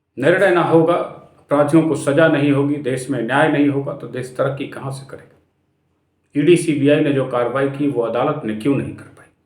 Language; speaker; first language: Hindi; native; Hindi